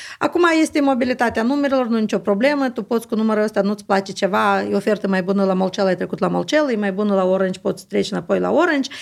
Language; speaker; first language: Romanian; native; Romanian